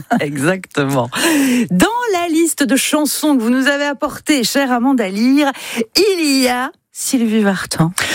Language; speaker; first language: French; native; French